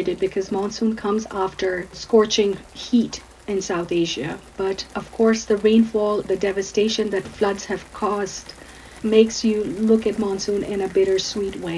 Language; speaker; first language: English; non-native, local second language; Urdu